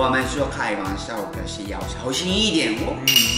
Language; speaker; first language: Chinese; non-native, fluent; Japanese